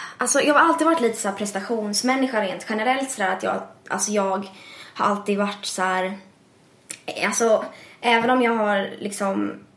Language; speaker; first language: Swedish; early bilingual, other home language; English